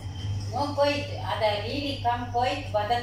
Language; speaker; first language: English; non-native, learner; Arabic